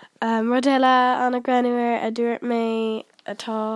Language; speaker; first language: Irish; non-native, local second language; English